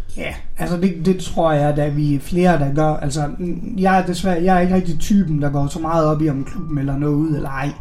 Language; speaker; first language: Danish; native; Danish